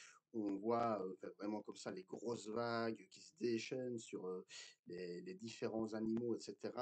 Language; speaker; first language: French; native; French